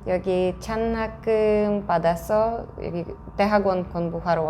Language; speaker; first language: Korean; non-native, fluent; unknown